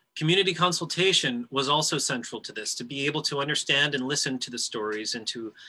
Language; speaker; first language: English; native; English